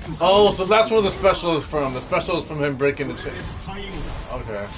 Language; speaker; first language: English; native; English